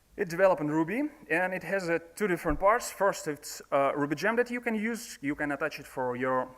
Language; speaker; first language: English; non-native, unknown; Russian